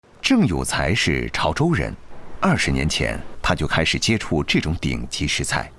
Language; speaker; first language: Chinese; native; Chinese